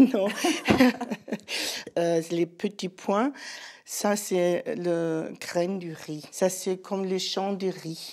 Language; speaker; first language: French; non-native, learner; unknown